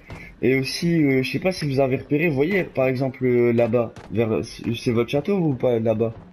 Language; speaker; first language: French; native; French